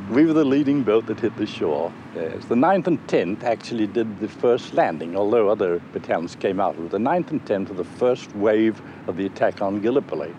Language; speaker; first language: English; native; English